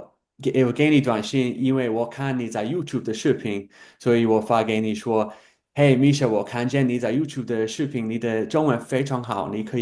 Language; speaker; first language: Chinese; non-native, fluent; English